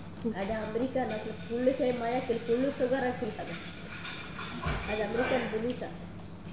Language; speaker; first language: Arabic; non-native, learner; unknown